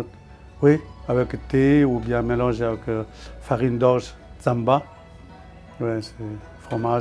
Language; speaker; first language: French; non-native, learner; Tibetan